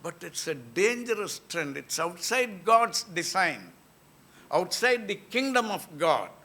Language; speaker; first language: English; non-native, local second language; Tamil